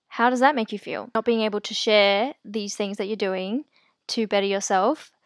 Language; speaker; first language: English; native; English